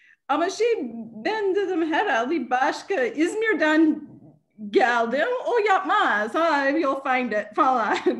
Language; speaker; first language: Turkish; non-native, learner; English